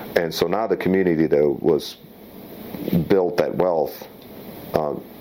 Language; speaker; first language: English; early bilingual, other home language; Slovak